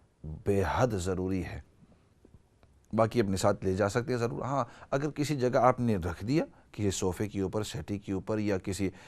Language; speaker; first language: Urdu; native; Urdu